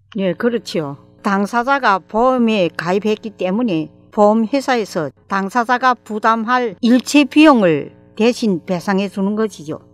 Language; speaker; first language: Korean; native; Korean